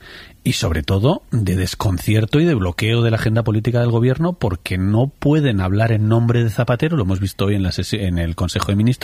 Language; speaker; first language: Spanish; native; Spanish